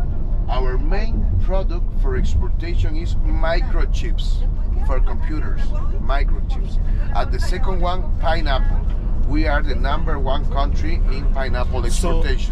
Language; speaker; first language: English; non-native, fluent; Spanish